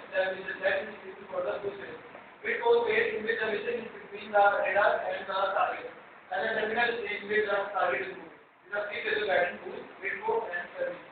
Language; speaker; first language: English; non-native, learner; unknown